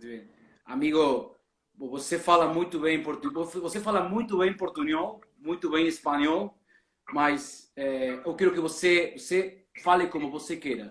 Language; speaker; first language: Portuguese; non-native, learner; Spanish